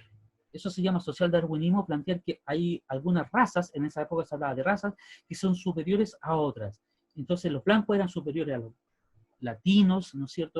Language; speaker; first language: Spanish; native; Spanish